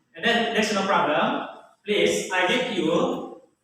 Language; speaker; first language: English; non-native, learner; Indonesian